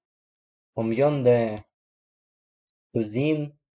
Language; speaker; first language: French; non-native, learner; Russian